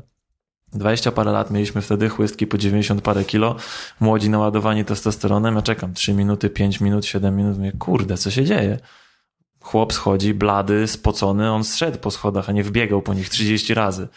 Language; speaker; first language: Polish; native; Polish